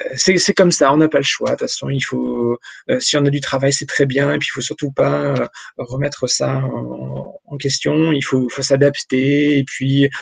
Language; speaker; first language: French; native; French